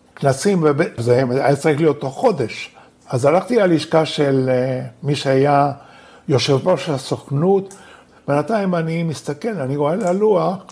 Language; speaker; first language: Hebrew; non-native, fluent; Spanish